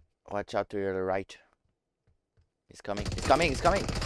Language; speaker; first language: English; non-native, fluent; French